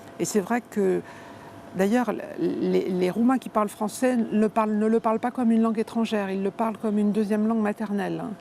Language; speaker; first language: French; native; French